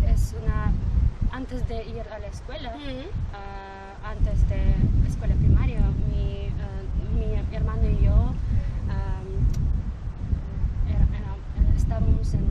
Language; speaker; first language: Spanish; non-native, learner; Kazakh